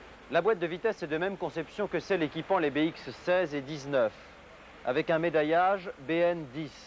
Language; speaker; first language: French; native; French